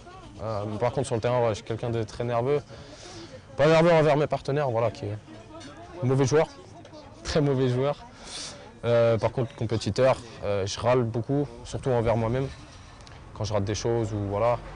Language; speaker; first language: French; native; French